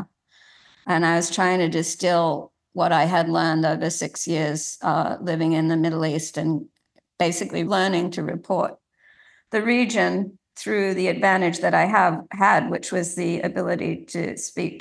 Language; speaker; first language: English; native; English